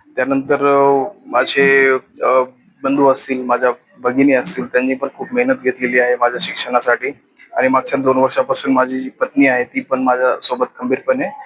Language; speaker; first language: Marathi; native; Marathi